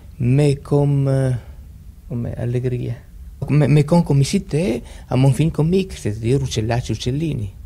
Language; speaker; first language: French; non-native, fluent; Italian